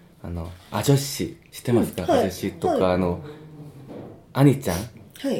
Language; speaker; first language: Japanese; non-native, fluent; Korean